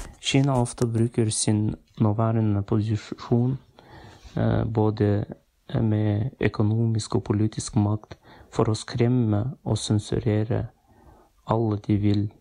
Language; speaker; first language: Norwegian; non-native, fluent; Uyghur